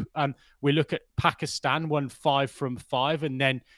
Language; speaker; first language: English; native; English